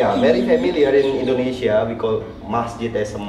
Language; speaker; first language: English; non-native, learner; Indonesian